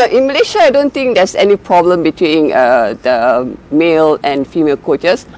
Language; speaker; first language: English; non-native, local second language; Malay